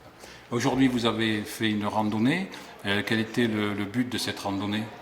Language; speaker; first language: French; native; French